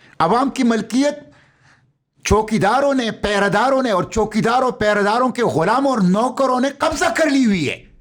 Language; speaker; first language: Urdu; non-native, local second language; Pashto